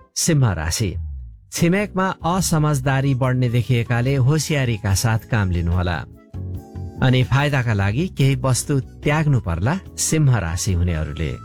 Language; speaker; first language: Nepali; native; Nepali